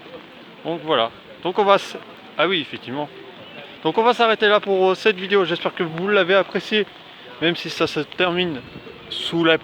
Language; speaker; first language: French; native; French